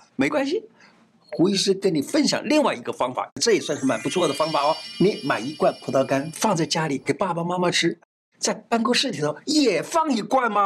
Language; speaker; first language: Chinese; native; Chinese